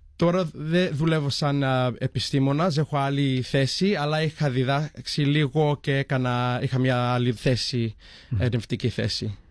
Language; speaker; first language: Greek; early bilingual, heritage; Greek